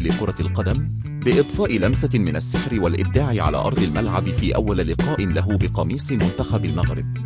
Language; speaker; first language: Arabic; native; Arabic